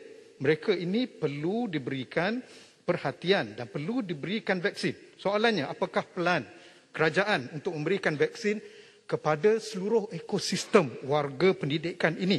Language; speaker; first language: Malay; native; Malay